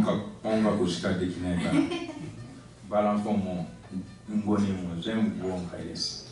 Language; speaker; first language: Japanese; non-native, fluent; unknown